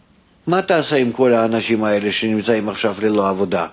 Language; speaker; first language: Hebrew; non-native, fluent; Russian